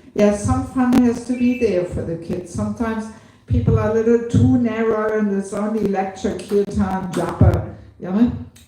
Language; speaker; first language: English; non-native, fluent; German